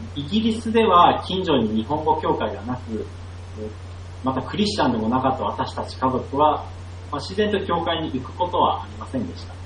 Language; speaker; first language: Japanese; native; Japanese